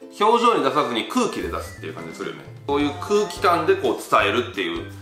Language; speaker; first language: Japanese; native; Japanese